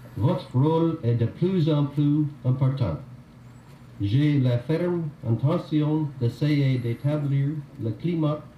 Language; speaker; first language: French; non-native, fluent; English